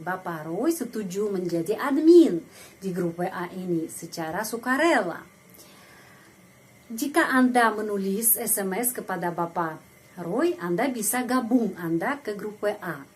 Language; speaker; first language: Indonesian; non-native, fluent; Russian